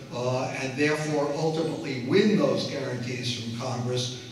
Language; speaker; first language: English; native; English